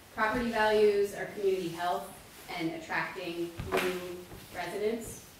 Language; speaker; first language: English; native; English